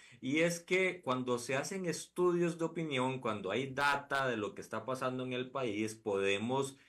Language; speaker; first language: Spanish; native; Spanish